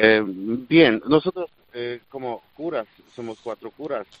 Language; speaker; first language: Spanish; non-native, fluent; Polish